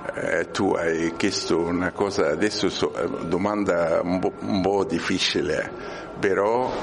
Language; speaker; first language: Italian; non-native, learner; Arabic